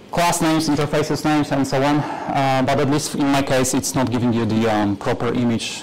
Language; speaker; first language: English; non-native, fluent; Polish